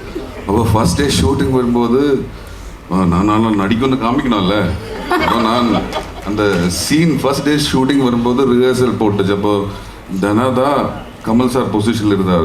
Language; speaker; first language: Tamil; non-native, learner; Malayalam